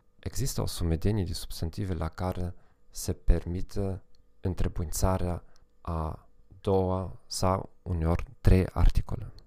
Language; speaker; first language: Romanian; non-native, fluent; German